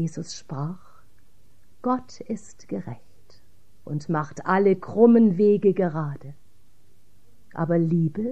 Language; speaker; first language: German; native; German